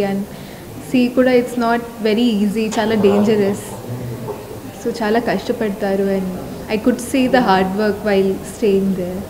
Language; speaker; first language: Telugu; non-native, fluent; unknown